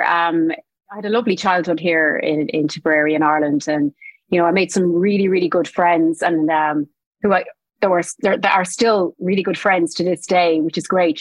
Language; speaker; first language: English; native; English